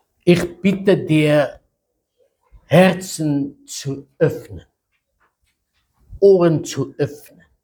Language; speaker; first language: German; non-native, fluent; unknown